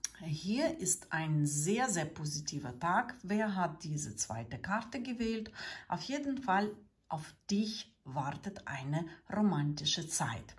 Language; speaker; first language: German; non-native, learner; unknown